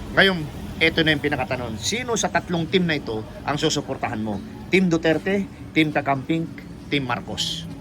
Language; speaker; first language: Filipino; non-native, local second language; Bikol